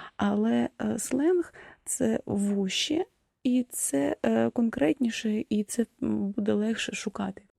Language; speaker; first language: Ukrainian; non-native, local second language; Russian